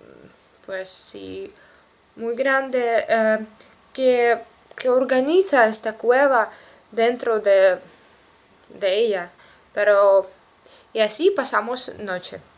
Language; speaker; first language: Spanish; non-native, learner; Russian